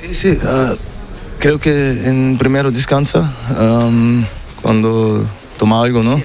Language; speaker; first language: Spanish; non-native, learner; German